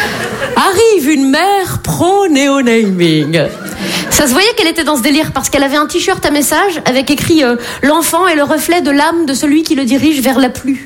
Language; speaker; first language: French; native; French